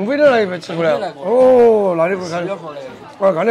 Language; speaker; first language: Chinese; native; Chinese